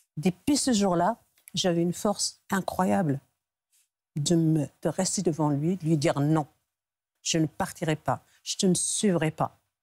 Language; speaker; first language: French; non-native, local second language; Arabic